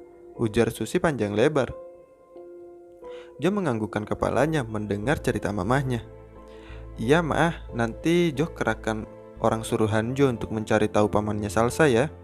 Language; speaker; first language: Indonesian; native; Indonesian